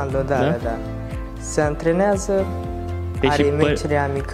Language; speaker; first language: Romanian; non-native, learner; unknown